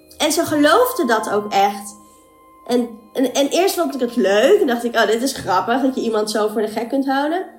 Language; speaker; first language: Dutch; native; Dutch